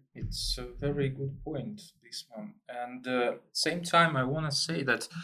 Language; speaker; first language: English; non-native, learner; Russian